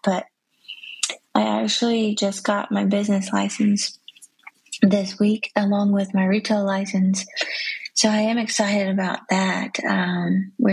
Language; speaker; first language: English; native; English